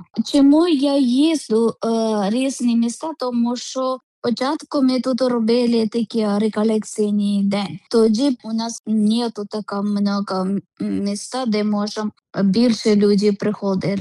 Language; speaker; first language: Ukrainian; non-native, learner; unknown